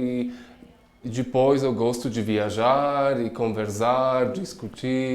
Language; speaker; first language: Portuguese; non-native, learner; Czech